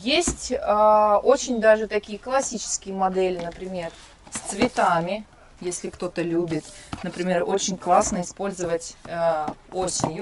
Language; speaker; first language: Russian; native; Russian